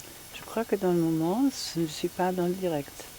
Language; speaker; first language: French; non-native, fluent; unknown